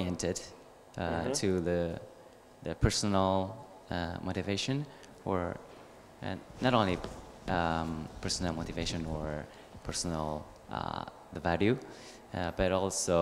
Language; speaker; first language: English; non-native, learner; Japanese